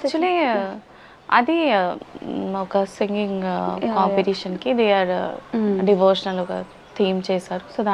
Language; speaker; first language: Telugu; non-native, learner; Bangla